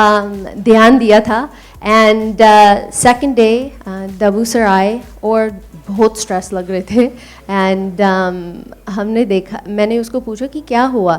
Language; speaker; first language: Hindi; non-native, learner; English